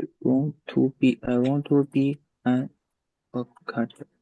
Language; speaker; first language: English; non-native, learner; Chinese